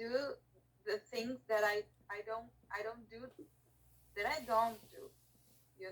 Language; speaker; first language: English; non-native, learner; Portuguese